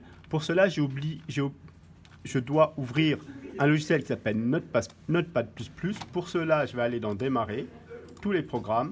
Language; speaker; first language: French; native; French